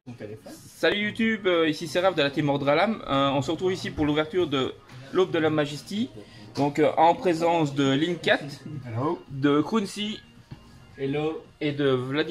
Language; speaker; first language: French; native; French